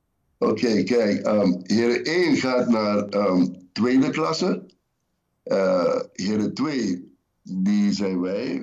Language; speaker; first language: Dutch; non-native, local second language; Papiamento